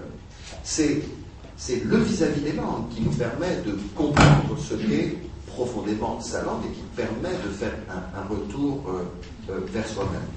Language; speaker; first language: French; native; French